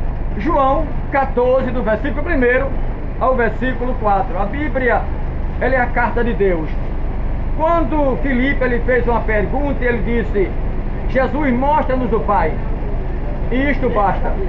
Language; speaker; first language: Portuguese; native; Portuguese